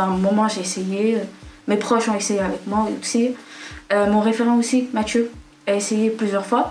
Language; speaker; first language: French; non-native, local second language; Arabic